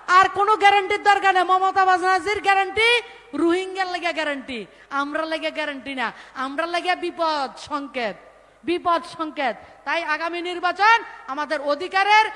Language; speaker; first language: Bangla; native; Bangla